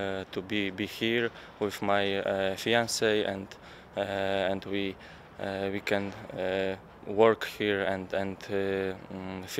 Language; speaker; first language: English; non-native, learner; Polish